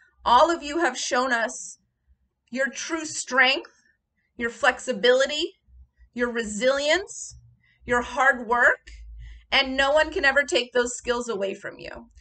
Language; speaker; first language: English; native; English